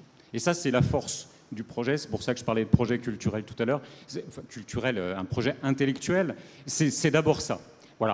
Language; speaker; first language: French; native; French